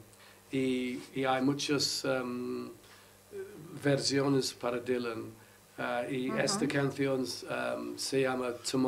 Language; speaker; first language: Spanish; non-native, learner; English